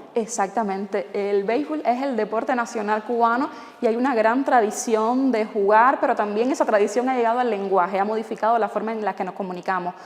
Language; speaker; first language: Spanish; native; Spanish